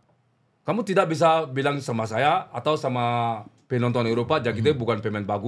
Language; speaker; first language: Indonesian; non-native, learner; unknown